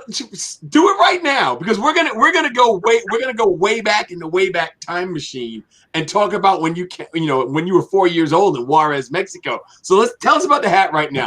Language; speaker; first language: English; native; English